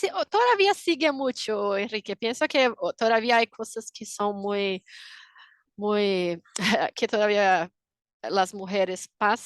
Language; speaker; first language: Spanish; non-native, fluent; Portuguese